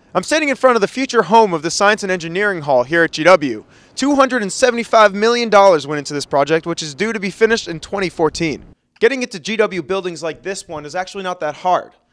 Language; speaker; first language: English; native; English